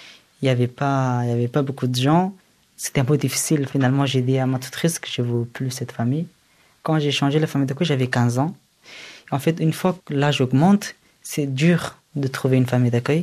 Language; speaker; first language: French; early bilingual, other home language; Persian